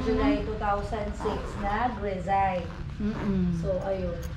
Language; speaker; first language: Filipino; native; Filipino